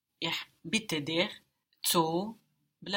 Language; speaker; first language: German; non-native, learner; English